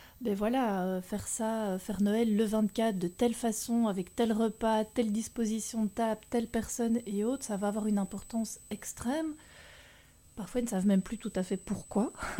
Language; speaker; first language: French; native; French